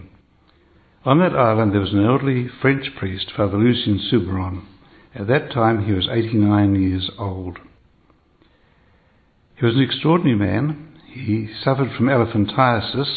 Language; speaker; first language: English; native; English